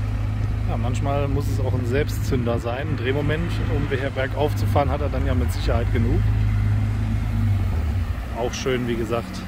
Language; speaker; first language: German; native; German